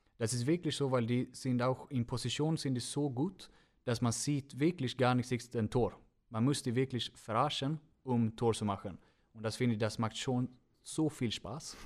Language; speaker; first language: German; non-native, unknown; Swedish